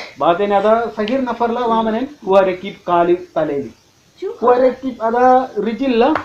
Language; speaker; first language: Arabic; non-native, learner; Malayalam